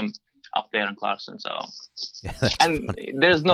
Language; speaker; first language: English; non-native, fluent; Arabic